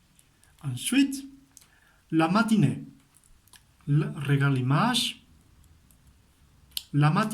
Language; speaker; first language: French; non-native, fluent; Spanish